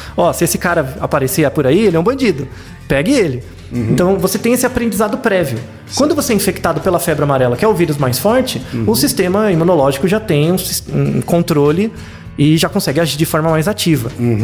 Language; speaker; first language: Portuguese; native; Portuguese